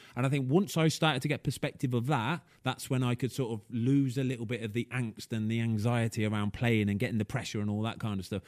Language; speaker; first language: English; native; English